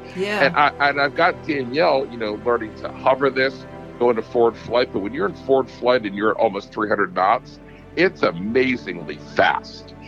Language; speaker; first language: English; native; English